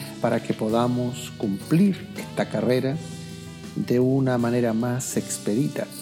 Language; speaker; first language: Spanish; native; Spanish